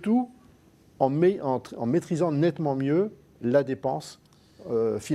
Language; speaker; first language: French; native; French